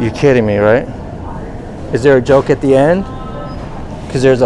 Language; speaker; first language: English; native; English